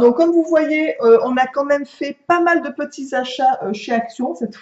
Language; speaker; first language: French; native; French